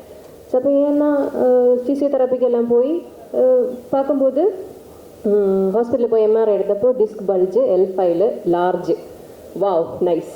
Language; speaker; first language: Tamil; non-native, learner; Malayalam